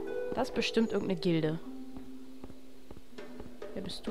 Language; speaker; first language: German; native; German